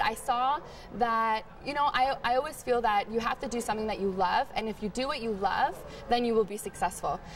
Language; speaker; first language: English; early bilingual, heritage; Spanish